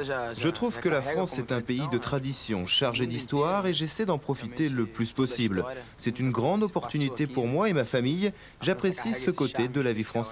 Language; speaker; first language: French; non-native, fluent; Portuguese